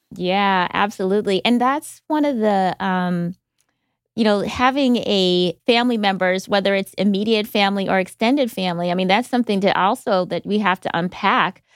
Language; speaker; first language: English; native; English